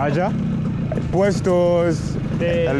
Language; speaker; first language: Spanish; non-native, learner; French